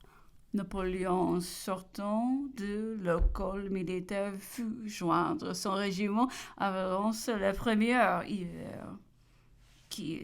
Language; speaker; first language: French; non-native, learner; English